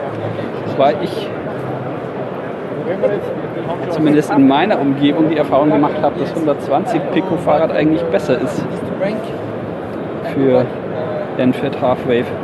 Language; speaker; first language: German; native; German